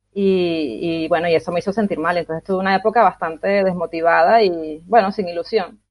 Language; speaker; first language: Spanish; native; Spanish